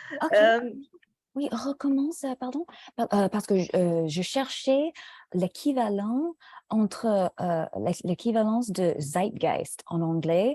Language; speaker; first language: French; non-native, fluent; English